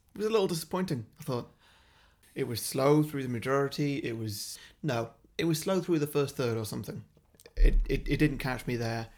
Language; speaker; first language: English; native; English